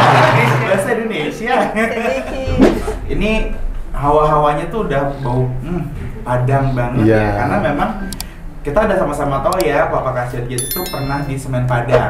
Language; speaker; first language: Indonesian; native; Indonesian